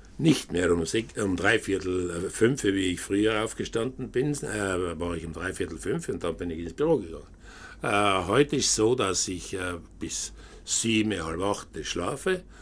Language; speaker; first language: German; native; German